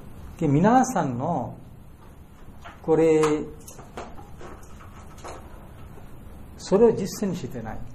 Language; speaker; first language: Japanese; non-native, fluent; Bangla